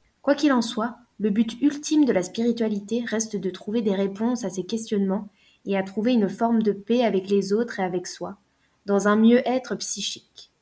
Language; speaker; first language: French; native; French